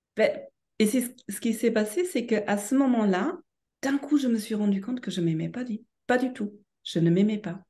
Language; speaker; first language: French; non-native, fluent; German